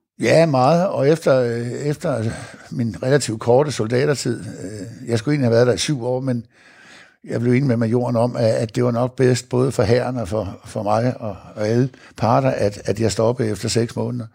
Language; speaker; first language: Danish; native; Danish